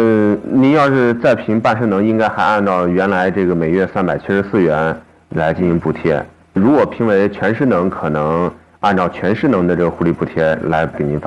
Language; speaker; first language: Chinese; native; Chinese